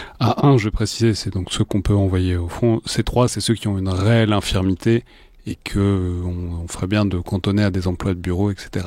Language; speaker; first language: French; native; French